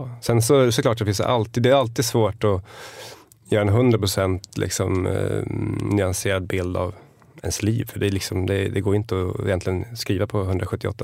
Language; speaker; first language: Swedish; native; Swedish